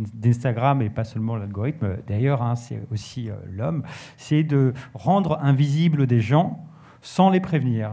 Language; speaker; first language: French; native; French